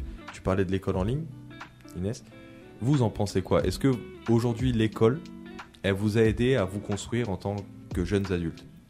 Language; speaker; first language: French; native; French